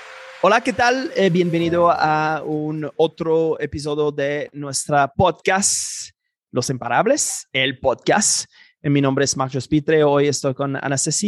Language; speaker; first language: Spanish; non-native, fluent; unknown